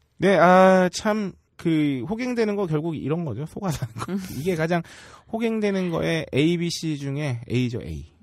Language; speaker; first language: Korean; native; Korean